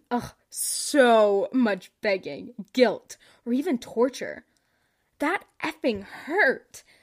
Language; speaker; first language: English; native; English